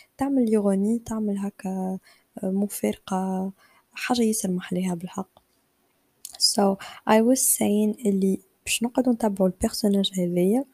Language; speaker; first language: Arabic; native; Arabic